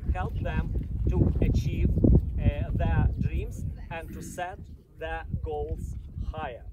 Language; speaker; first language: English; non-native, fluent; Ukrainian